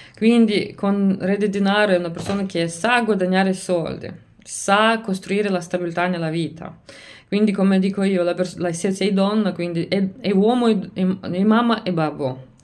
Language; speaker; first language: Italian; non-native, fluent; Lithuanian